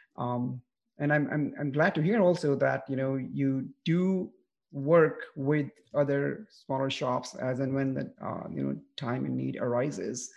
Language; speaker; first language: English; non-native, local second language; Hindi